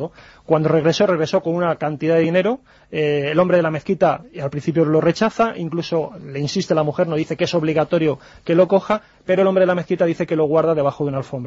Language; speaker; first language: Spanish; native; Spanish